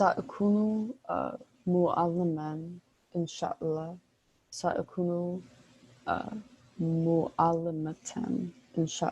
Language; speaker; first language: Arabic; non-native, learner; English